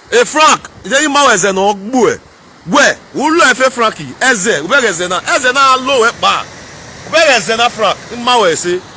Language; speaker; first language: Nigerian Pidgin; non-native, local second language; Bini